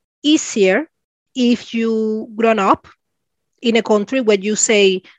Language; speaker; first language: English; non-native, fluent; Spanish